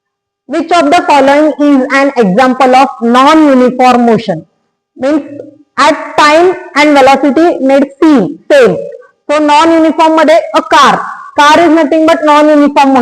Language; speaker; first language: English; non-native, local second language; Marathi